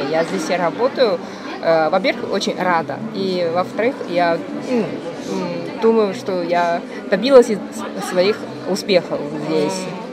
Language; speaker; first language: Russian; non-native, learner; Chinese